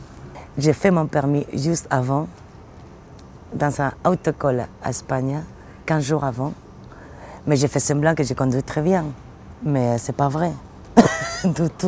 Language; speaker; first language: French; non-native, learner; Spanish